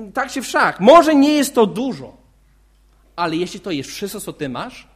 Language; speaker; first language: Polish; non-native, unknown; English